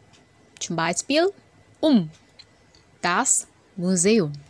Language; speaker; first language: German; non-native, fluent; Indonesian